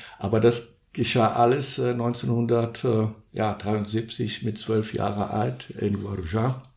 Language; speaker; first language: German; non-native, fluent; Portuguese